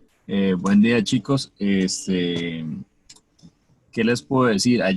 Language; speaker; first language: Spanish; native; Spanish